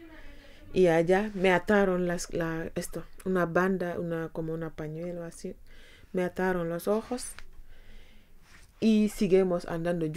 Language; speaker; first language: Spanish; non-native, fluent; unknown